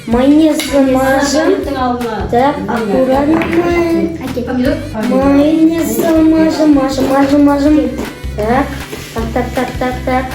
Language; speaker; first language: Russian; non-native, local second language; Kazakh